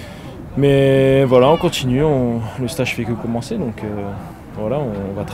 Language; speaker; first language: French; native; French